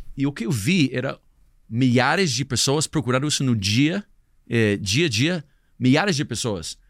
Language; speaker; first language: Portuguese; non-native, fluent; English